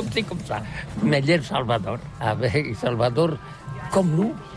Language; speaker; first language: French; non-native, learner; Catalan